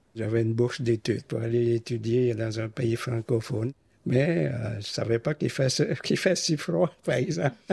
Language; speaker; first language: French; non-native, fluent; Vietnamese